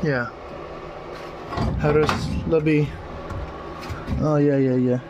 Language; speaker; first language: Indonesian; non-native, learner; English